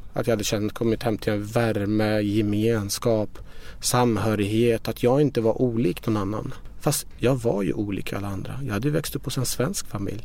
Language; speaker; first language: Swedish; early bilingual, other home language; Persian